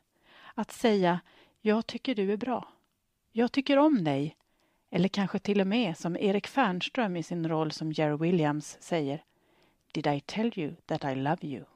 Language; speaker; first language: Swedish; native; Swedish